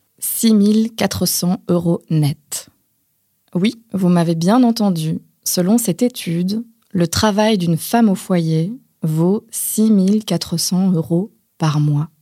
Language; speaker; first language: French; native; French